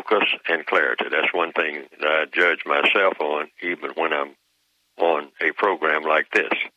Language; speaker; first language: English; native; English